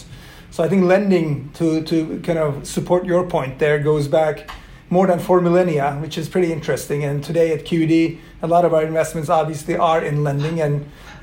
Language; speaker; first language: English; non-native, fluent; Swedish